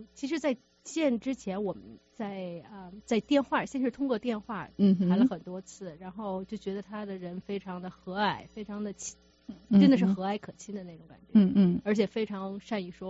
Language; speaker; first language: Chinese; native; Chinese